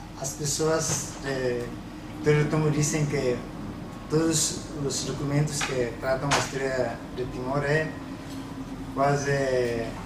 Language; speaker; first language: Portuguese; non-native, learner; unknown